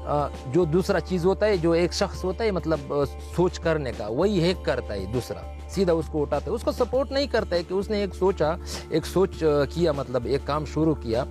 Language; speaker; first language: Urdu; non-native, local second language; Pashto